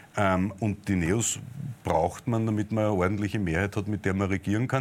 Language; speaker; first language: German; native; German